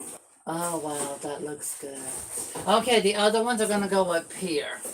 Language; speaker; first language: English; native; English